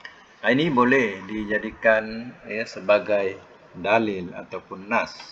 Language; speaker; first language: Malay; native; Malay